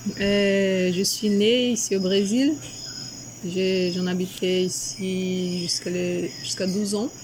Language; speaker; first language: French; non-native, fluent; Portuguese